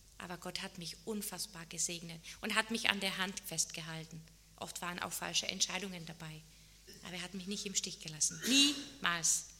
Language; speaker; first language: German; non-native, fluent; Czech